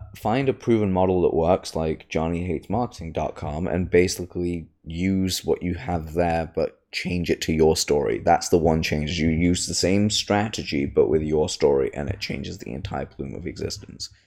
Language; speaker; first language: English; native; English